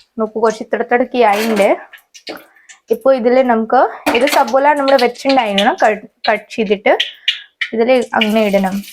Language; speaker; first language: Malayalam; non-native, local second language; Hindi